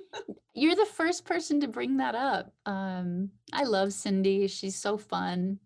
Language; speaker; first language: English; native; English